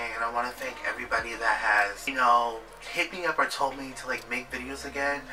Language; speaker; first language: English; native; English